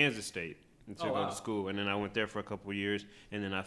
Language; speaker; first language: English; native; English